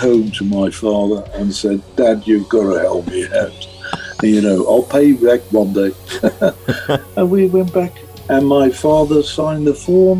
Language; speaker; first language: English; native; English